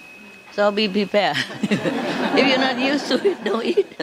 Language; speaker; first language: English; non-native, fluent; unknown